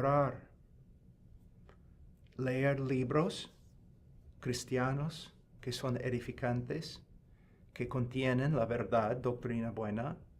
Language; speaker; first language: Spanish; non-native, fluent; English